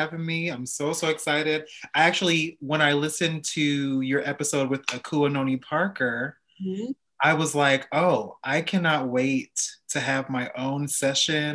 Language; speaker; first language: English; native; English